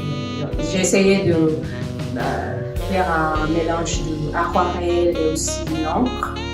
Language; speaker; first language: French; non-native, fluent; Filipino